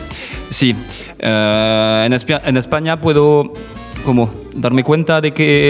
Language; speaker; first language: Spanish; non-native, learner; French